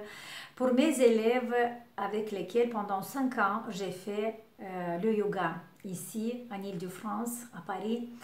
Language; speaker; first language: French; non-native, learner; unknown